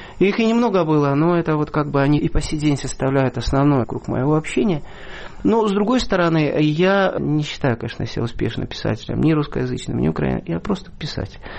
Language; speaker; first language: Russian; native; Russian